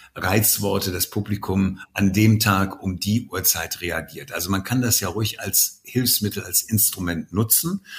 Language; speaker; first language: German; native; German